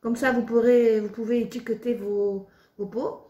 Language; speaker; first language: French; non-native, local second language; Arabic